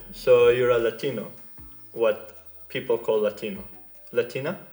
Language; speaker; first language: English; non-native, fluent; Arabic